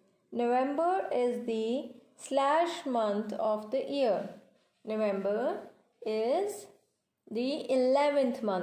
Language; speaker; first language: English; non-native, local second language; Punjabi